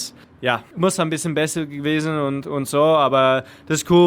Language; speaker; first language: German; non-native, learner; English